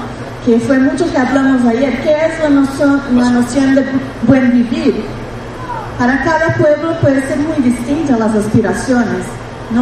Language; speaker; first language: Spanish; non-native, fluent; Portuguese